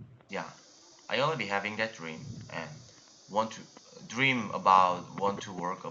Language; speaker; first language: English; non-native, learner; Korean